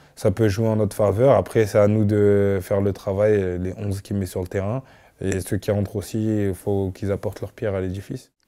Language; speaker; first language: French; native; French